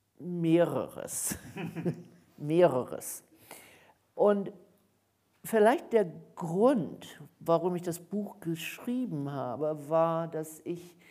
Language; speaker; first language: German; non-native, fluent; English